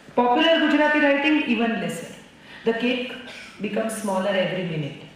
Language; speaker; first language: English; non-native, local second language; Gujarati